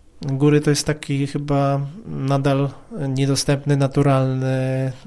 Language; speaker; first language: Polish; native; Polish